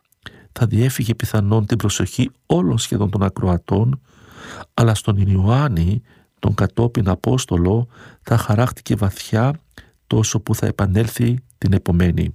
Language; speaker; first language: Greek; native; Greek